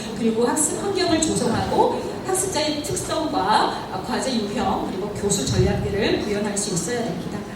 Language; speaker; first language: Korean; native; Korean